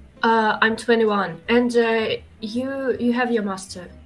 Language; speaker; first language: English; non-native, fluent; Russian